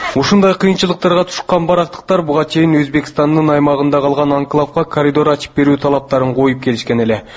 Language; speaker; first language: Kyrgyz; native; Kyrgyz